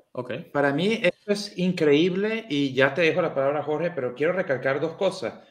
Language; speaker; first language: Spanish; native; Spanish